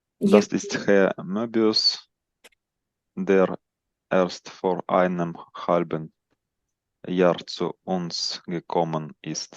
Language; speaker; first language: German; non-native, learner; Ukrainian